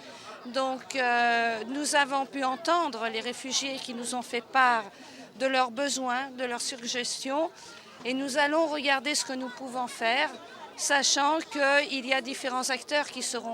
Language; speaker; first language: French; native; French